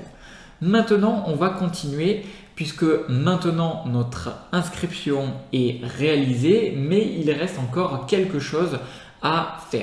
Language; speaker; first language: French; native; French